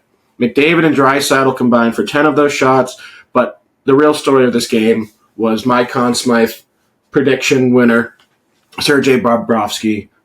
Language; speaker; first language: English; native; English